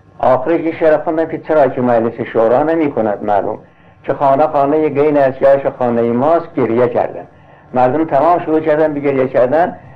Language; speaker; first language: Persian; non-native, local second language; Azerbaijani